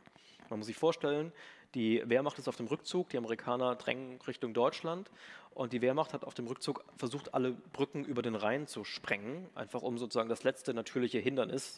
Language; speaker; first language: German; native; German